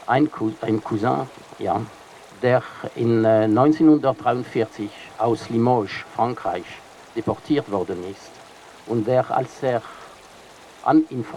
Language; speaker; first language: German; non-native, fluent; French